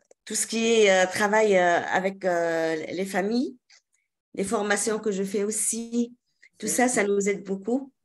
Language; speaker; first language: French; non-native, local second language; Arabic